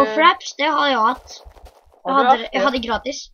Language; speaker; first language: Swedish; non-native, learner; Norwegian